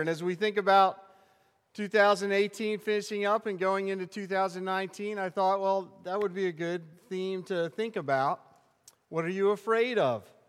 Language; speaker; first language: English; native; English